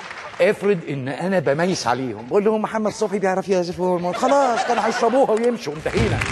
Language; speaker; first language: Arabic; native; Arabic